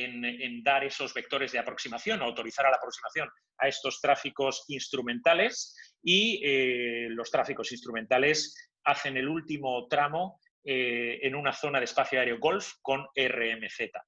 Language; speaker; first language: Spanish; native; Spanish